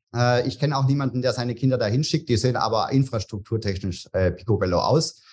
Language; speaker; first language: German; native; German